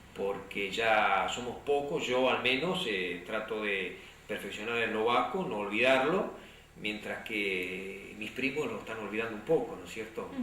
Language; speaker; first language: Spanish; early bilingual, other home language; Slovak